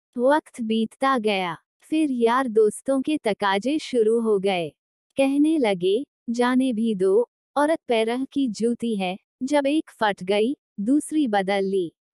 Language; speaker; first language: Hindi; non-native, local second language; Marathi